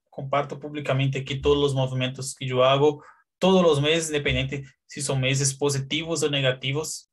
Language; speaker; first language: Spanish; non-native, fluent; Portuguese